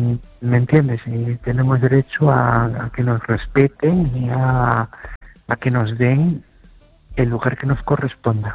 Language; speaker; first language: Spanish; native; Spanish